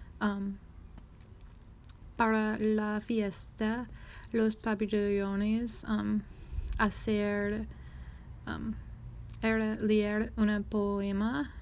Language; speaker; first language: Spanish; non-native, learner; English